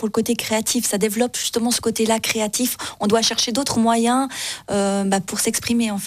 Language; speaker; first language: French; native; French